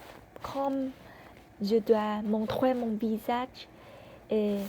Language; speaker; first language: French; non-native, learner; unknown